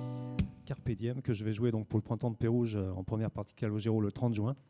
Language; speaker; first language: French; native; French